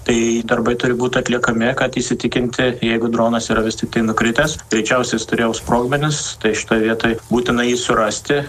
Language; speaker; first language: Lithuanian; native; Lithuanian